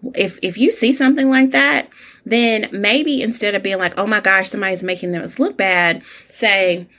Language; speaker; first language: English; native; English